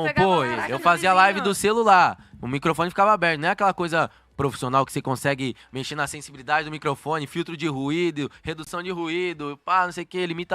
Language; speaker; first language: Portuguese; native; Portuguese